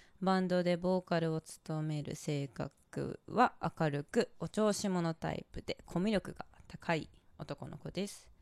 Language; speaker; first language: Japanese; native; Japanese